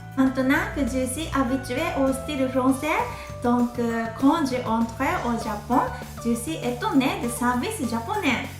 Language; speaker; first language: French; non-native, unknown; Japanese